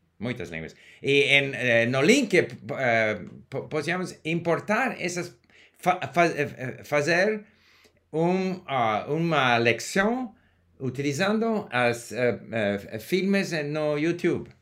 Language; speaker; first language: Portuguese; non-native, learner; English